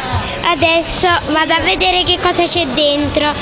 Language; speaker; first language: Italian; early bilingual, other home language; Portuguese